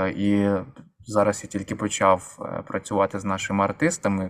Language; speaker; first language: Ukrainian; native; Ukrainian